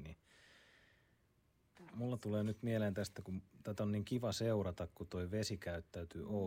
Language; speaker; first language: Finnish; native; Finnish